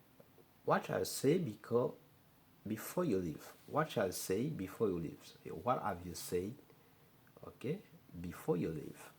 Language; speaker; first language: English; non-native, learner; Haitian Creole